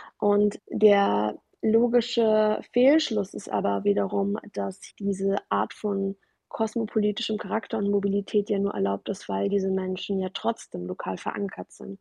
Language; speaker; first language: German; early bilingual, other home language; Persian